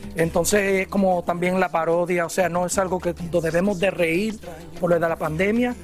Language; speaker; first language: Spanish; early bilingual, heritage; Spanish